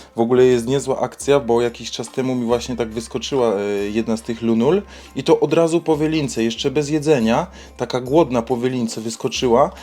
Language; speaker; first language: Polish; native; Polish